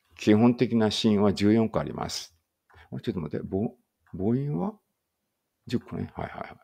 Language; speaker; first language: Japanese; native; Japanese